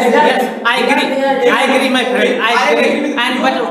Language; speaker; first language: English; non-native, learner; Hindi